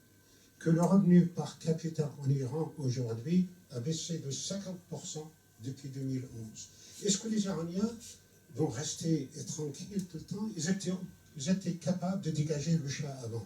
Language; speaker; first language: French; non-native, fluent; Arabic